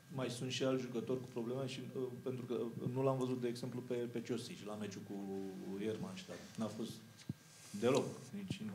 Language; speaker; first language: Romanian; native; Romanian